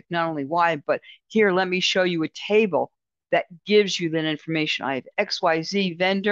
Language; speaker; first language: English; native; English